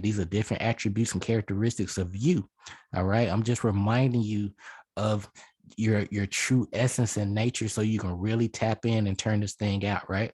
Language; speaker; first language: English; native; English